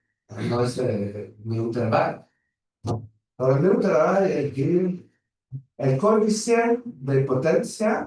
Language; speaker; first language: Catalan; non-native, learner; French